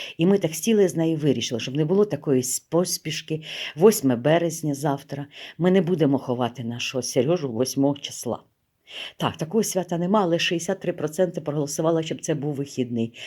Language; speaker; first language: Ukrainian; native; Ukrainian